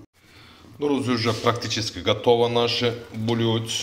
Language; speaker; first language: Russian; non-native, learner; Turkish